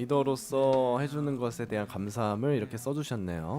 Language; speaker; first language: Korean; native; Korean